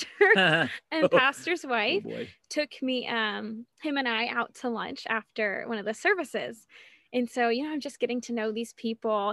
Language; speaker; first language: English; native; English